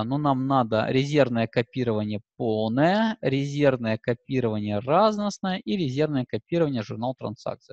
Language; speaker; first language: Russian; native; Russian